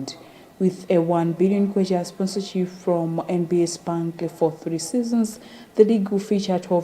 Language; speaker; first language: English; non-native, local second language; Nyanja